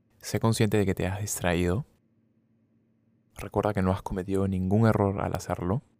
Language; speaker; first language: Spanish; native; Spanish